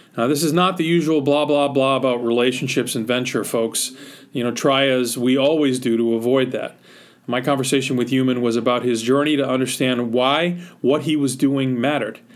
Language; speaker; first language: English; native; English